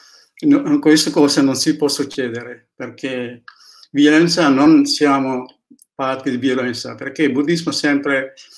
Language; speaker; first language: Italian; non-native, learner; Sinhala